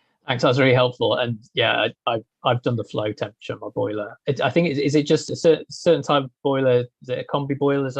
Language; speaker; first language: English; native; English